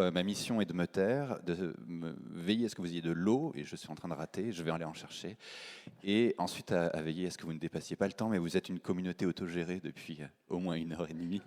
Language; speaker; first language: French; native; French